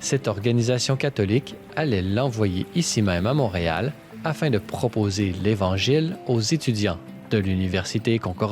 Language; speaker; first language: French; native; French